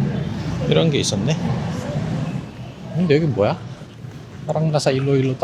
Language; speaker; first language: Korean; native; Korean